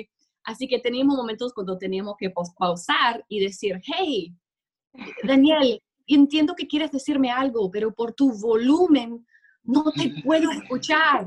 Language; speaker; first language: Spanish; non-native, fluent; English